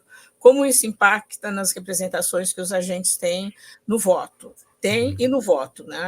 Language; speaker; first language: Portuguese; native; Portuguese